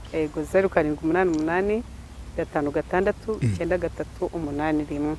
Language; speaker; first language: Kinyarwanda; early bilingual, heritage; Kinyarwanda